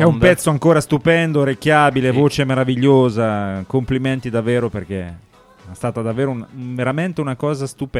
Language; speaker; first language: Italian; native; Italian